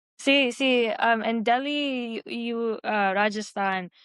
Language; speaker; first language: Spanish; non-native, learner; English